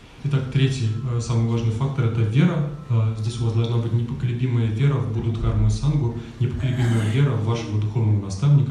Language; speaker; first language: Russian; native; Russian